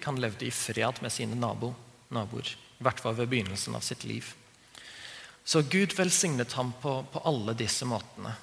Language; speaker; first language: Norwegian; non-native, fluent; English